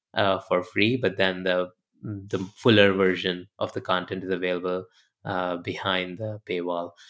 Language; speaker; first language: English; non-native, local second language; Hindi